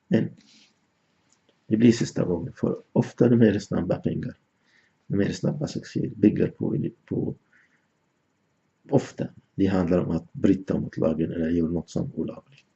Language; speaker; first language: Swedish; non-native, fluent; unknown